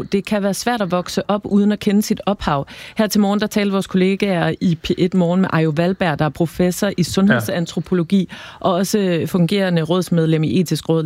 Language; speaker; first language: Danish; native; Danish